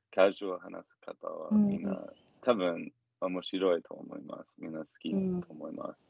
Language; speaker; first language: Japanese; non-native, learner; English